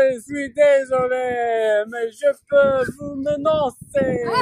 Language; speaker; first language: French; non-native, learner; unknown